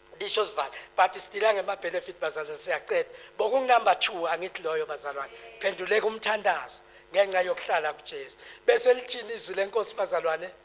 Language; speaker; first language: Zulu; native; Zulu